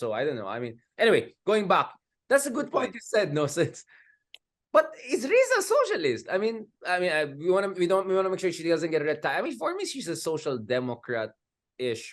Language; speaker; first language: English; non-native, local second language; Filipino